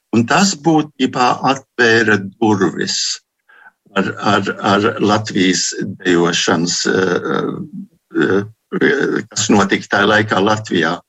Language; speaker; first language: Latvian; early bilingual, heritage; Latvian